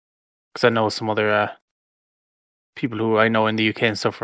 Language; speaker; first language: English; native; English